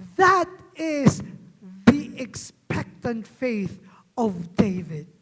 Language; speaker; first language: English; non-native, local second language; Filipino